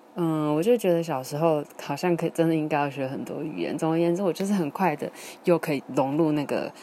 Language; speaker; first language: Chinese; non-native, local second language; Min Nan Chinese